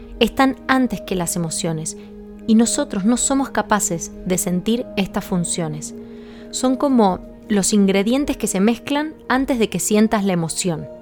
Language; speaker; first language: Spanish; native; Spanish